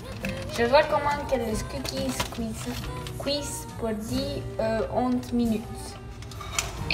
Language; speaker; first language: French; non-native, learner; English